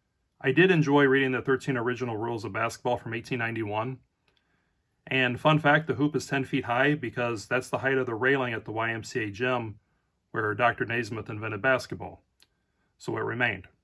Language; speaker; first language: English; native; English